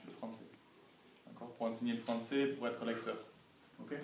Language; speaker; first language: French; native; French